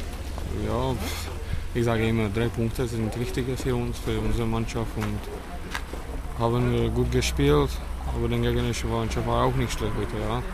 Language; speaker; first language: German; non-native, learner; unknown